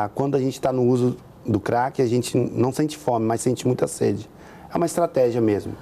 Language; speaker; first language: Portuguese; native; Portuguese